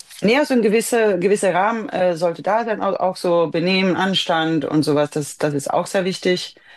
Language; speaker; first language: German; non-native, fluent; Swedish